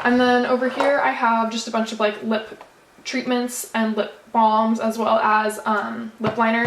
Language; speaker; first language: English; native; English